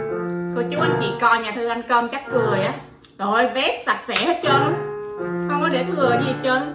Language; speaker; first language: Vietnamese; native; Vietnamese